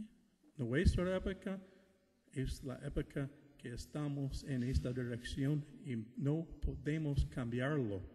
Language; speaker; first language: Spanish; non-native, fluent; English